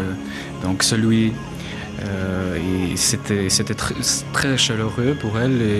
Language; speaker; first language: French; non-native, learner; Russian